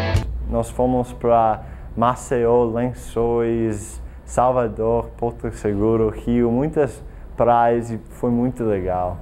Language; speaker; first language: Portuguese; non-native, learner; English